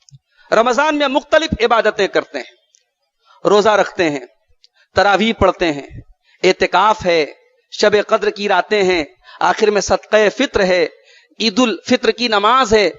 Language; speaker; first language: Urdu; native; Urdu